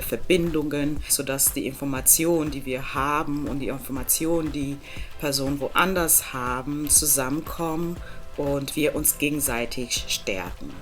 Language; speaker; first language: German; non-native, fluent; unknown